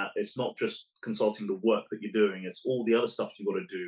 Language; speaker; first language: English; early bilingual, other home language; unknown